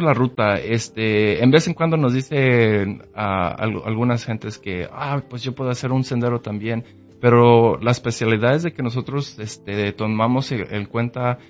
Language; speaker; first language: Spanish; early bilingual, heritage; Spanish